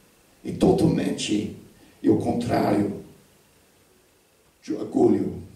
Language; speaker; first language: Portuguese; non-native, fluent; English